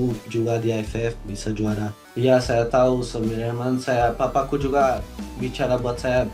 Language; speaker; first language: Indonesian; non-native, learner; Portuguese